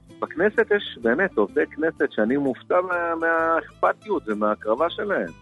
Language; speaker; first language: Hebrew; native; Hebrew